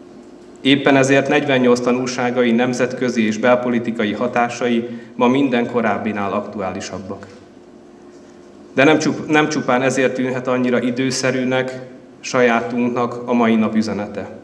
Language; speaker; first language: Hungarian; native; Hungarian